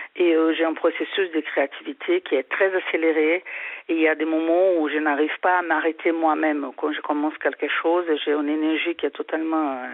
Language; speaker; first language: French; non-native, fluent; Portuguese